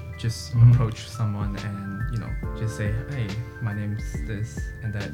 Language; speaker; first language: English; non-native, local second language; Chinese